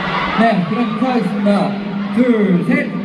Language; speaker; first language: Korean; non-native, learner; Filipino